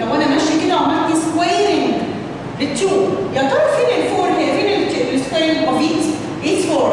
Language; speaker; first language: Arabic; native; Arabic